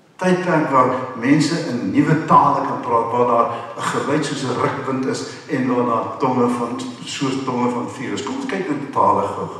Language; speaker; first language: Afrikaans; non-native, local second language; English